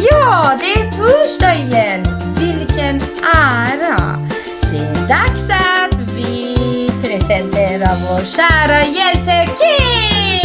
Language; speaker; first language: Swedish; non-native, fluent; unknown